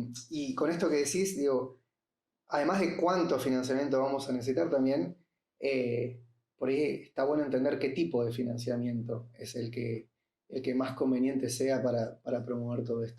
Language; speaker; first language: Spanish; native; Spanish